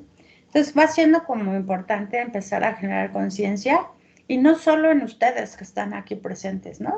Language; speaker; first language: Spanish; native; Spanish